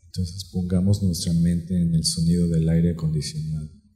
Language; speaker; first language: Spanish; native; Spanish